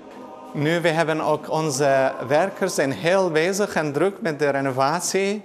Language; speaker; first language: Dutch; non-native, learner; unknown